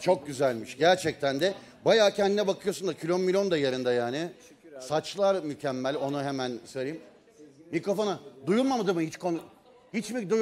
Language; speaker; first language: Turkish; native; Turkish